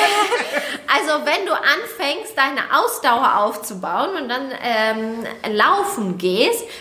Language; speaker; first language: German; native; German